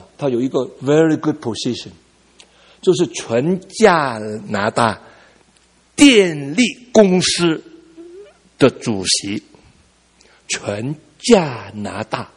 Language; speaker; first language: Chinese; early bilingual, heritage; Cantonese